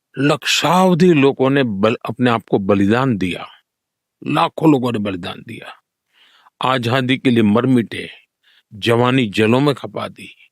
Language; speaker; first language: Hindi; non-native, local second language; Gujarati